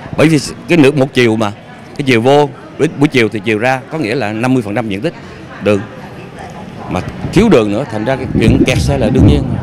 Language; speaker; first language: Vietnamese; native; Vietnamese